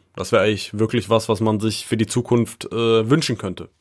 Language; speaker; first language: German; native; German